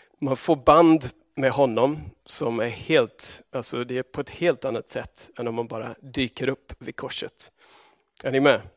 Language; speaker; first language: Swedish; non-native, fluent; English